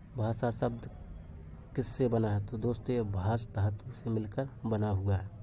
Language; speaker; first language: Hindi; native; Hindi